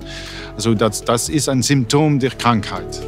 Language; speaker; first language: German; non-native, fluent; Dutch